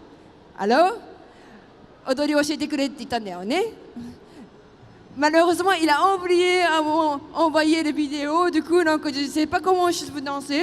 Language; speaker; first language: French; non-native, fluent; Japanese